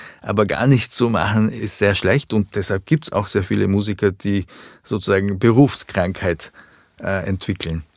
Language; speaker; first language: German; early bilingual, other home language; Japanese